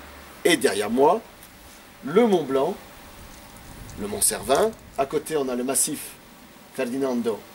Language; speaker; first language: French; native; French